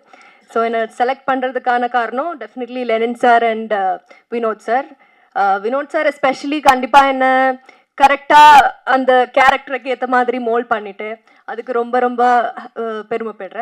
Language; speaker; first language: Tamil; non-native, learner; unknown